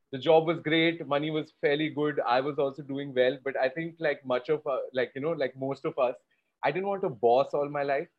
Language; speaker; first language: English; non-native, local second language; Gujarati